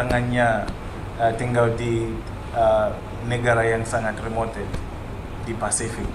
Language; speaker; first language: Indonesian; non-native, fluent; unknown